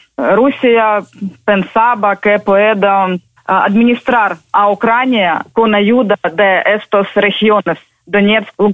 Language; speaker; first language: Spanish; non-native, fluent; Ukrainian